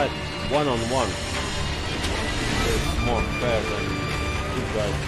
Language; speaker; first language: English; non-native, fluent; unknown